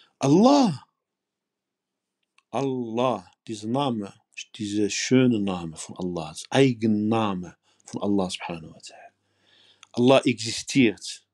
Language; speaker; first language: German; non-native, fluent; Arabic